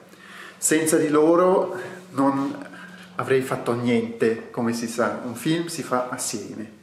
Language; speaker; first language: Italian; non-native, fluent; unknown